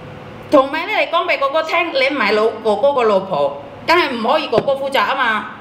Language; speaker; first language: Cantonese; non-native, fluent; Indonesian